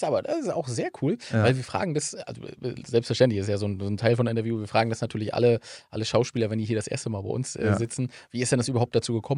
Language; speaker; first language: German; native; German